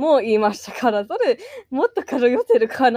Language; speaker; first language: Japanese; non-native, learner; English